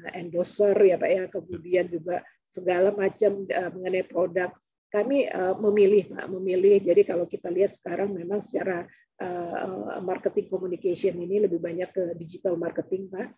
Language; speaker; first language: Indonesian; native; Indonesian